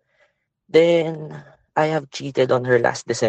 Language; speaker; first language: English; non-native, local second language; Filipino